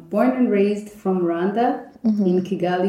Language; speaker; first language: English; non-native, local second language; Kinyarwanda